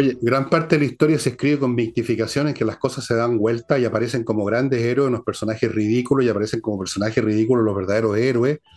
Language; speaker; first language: Spanish; native; Spanish